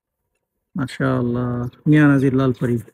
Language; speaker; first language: Hindi; non-native, learner; Bangla